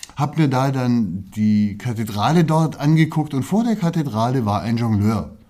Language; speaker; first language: German; native; German